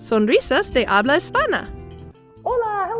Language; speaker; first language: Spanish; non-native, fluent; English